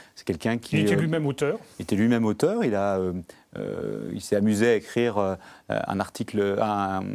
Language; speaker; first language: French; native; French